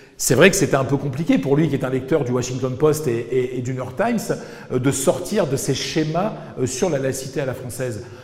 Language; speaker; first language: French; native; French